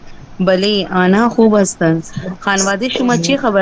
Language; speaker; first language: Persian; non-native, learner; Urdu